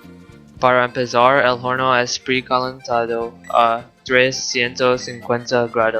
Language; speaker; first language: Spanish; non-native, learner; English